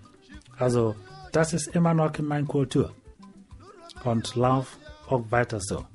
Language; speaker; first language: German; non-native, learner; Igbo